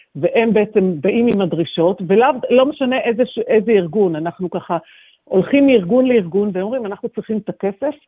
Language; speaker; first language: Hebrew; native; Hebrew